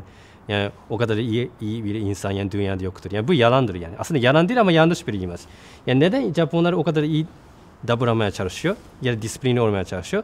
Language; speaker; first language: Turkish; non-native, fluent; Japanese